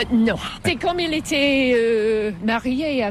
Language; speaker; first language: French; non-native, fluent; English